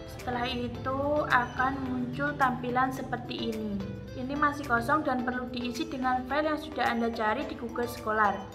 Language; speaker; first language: Indonesian; native; Indonesian